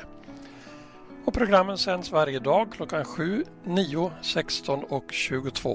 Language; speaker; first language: Swedish; native; Swedish